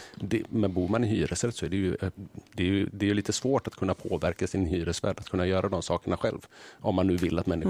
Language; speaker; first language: Swedish; native; Swedish